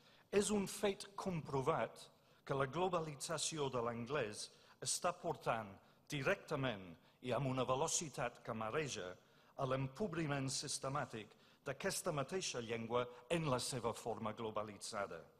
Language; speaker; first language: Catalan; non-native, fluent; English